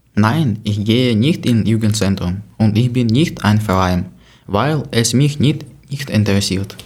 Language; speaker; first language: German; non-native, learner; Ukrainian